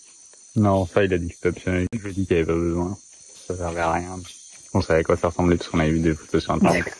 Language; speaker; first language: French; native; French